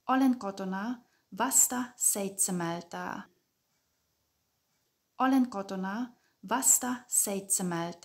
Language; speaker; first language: Finnish; non-native, fluent; German